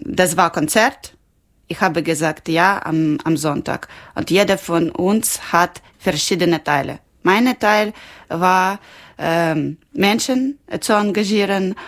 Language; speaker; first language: German; non-native, local second language; Ukrainian